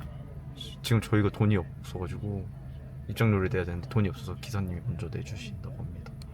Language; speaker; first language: Korean; native; Korean